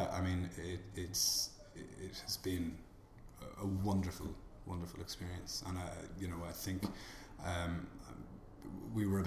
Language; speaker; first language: English; native; English